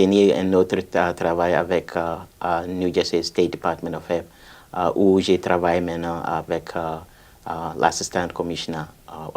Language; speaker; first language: French; non-native, fluent; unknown